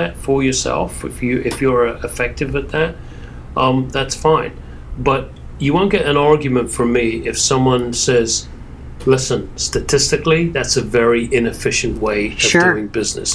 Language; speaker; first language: English; native; English